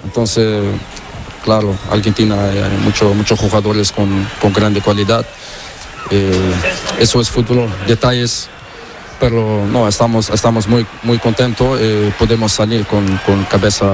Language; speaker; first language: Spanish; non-native, learner; Portuguese